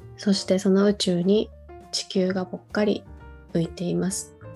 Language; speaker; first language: Japanese; non-native, fluent; Korean